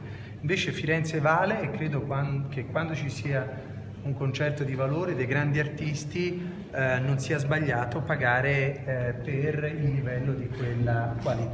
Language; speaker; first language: Italian; native; Italian